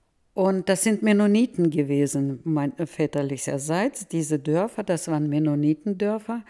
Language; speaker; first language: German; early bilingual, heritage; Russian